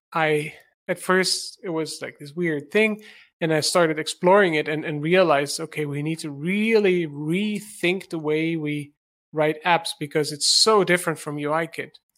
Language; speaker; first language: English; non-native, fluent; Dutch